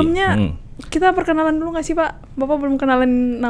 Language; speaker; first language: Indonesian; native; Indonesian